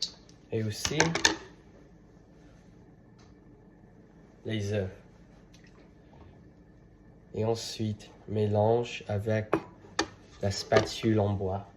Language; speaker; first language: French; non-native, learner; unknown